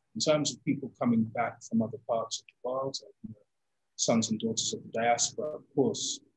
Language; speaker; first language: English; native; English